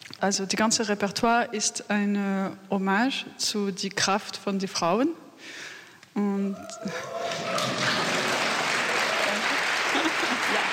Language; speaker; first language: German; non-native, learner; French